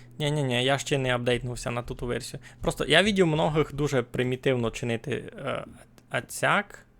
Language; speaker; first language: Ukrainian; native; Ukrainian